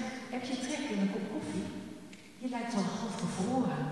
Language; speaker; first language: Dutch; native; Dutch